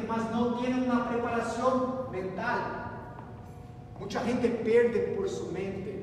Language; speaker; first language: Spanish; non-native, learner; Portuguese